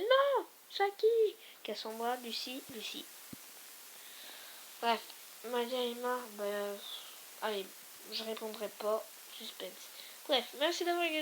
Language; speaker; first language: French; native; French